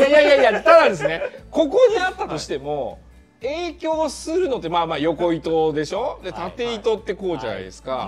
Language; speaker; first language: Japanese; native; Japanese